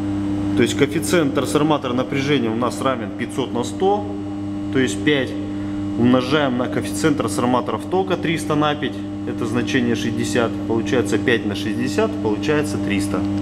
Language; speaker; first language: Russian; native; Russian